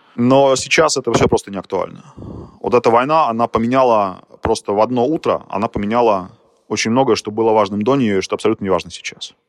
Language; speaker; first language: Russian; native; Russian